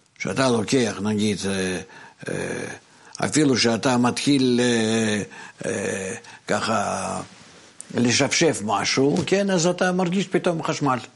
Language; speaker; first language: Hebrew; non-native, fluent; Russian